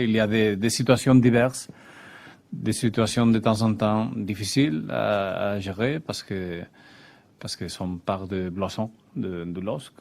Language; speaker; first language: French; non-native, fluent; Spanish